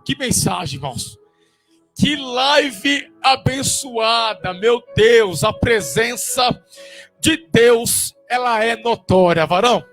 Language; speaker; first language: Portuguese; native; Portuguese